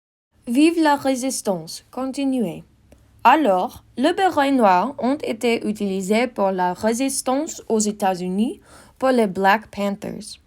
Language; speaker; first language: French; non-native, learner; English